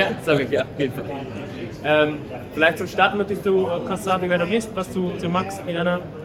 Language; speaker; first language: German; native; German